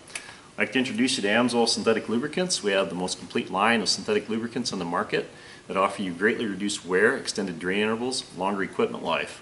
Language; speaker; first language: English; native; English